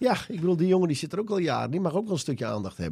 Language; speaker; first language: Dutch; native; Dutch